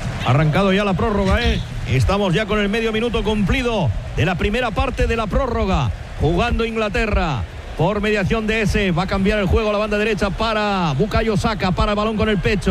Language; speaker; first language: Spanish; native; Spanish